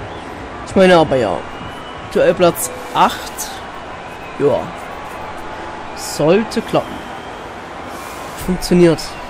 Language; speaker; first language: German; native; German